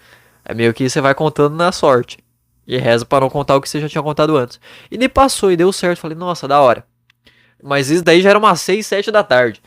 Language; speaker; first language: Portuguese; native; Portuguese